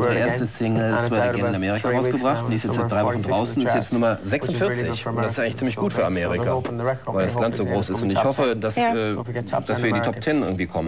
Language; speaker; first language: German; native; German